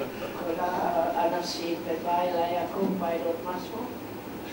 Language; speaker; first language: Hebrew; non-native, learner; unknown